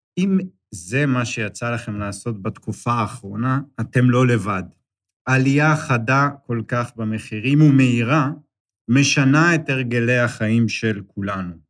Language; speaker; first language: Hebrew; native; Hebrew